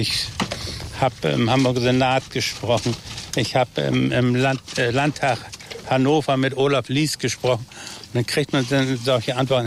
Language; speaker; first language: German; native; German